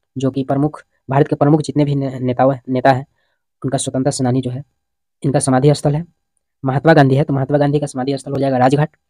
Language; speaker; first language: Hindi; native; Hindi